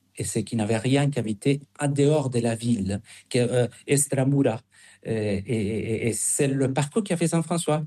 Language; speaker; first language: French; non-native, fluent; Spanish